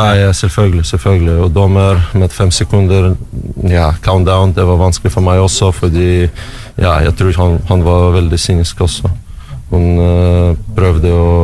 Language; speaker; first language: Norwegian; non-native, fluent; Russian